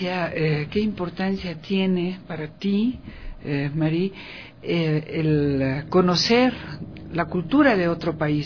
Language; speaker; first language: Spanish; native; Spanish